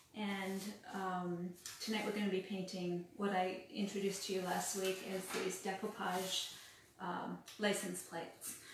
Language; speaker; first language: English; native; English